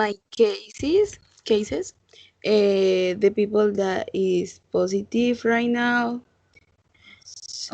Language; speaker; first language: English; non-native, learner; Spanish